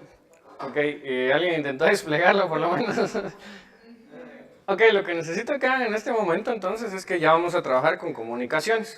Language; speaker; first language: Spanish; native; Spanish